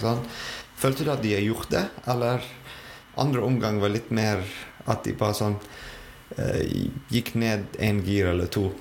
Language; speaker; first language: Norwegian; non-native, fluent; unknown